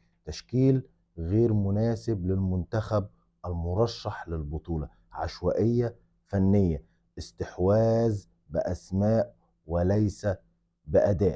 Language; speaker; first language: Arabic; native; Arabic